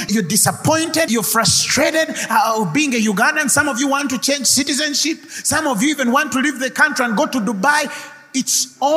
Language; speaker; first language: English; non-native, local second language; Ganda